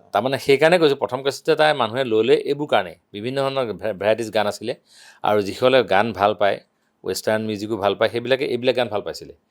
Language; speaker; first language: Assamese; native; Assamese